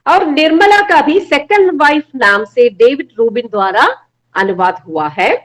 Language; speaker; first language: Hindi; non-native, local second language; Malayalam